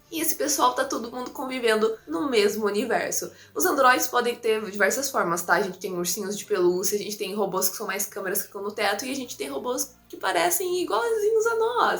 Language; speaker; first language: Portuguese; native; Portuguese